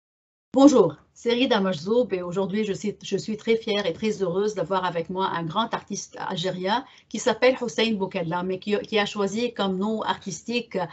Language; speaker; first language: French; non-native, local second language; Arabic